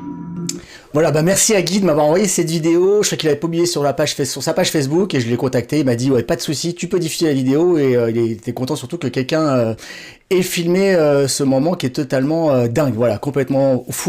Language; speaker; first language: French; native; French